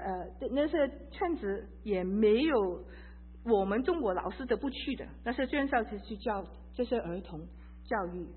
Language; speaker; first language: Chinese; early bilingual, heritage; Chinese